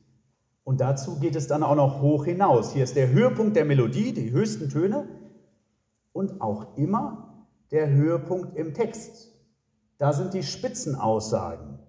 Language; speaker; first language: German; native; German